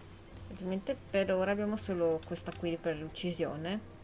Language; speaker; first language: Italian; native; Italian